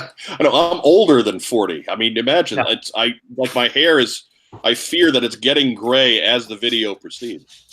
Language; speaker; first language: English; native; English